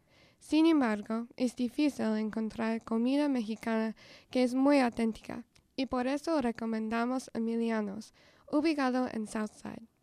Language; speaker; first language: Spanish; non-native, fluent; English